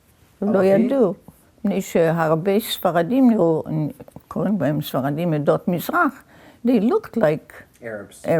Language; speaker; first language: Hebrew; early bilingual, other home language; Yiddish